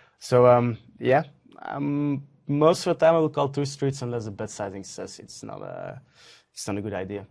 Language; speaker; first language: English; non-native, fluent; Dutch